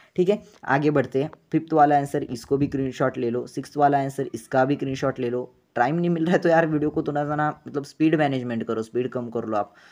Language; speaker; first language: Hindi; non-native, local second language; Marathi